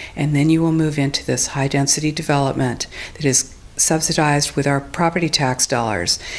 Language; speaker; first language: English; native; English